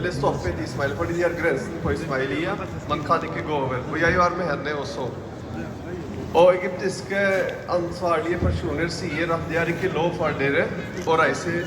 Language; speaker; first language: Norwegian; non-native, fluent; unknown